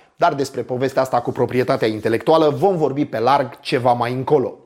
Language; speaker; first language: Romanian; native; Romanian